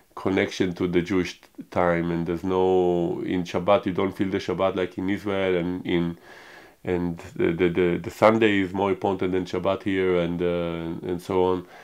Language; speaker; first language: English; non-native, fluent; Hebrew